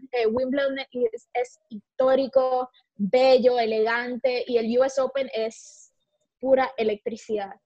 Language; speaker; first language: Spanish; native; Spanish